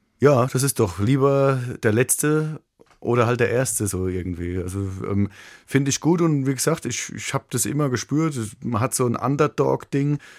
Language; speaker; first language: German; native; German